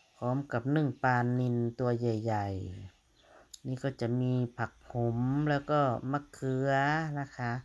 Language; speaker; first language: Thai; non-native, local second language; Lao